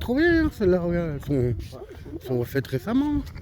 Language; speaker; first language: French; native; French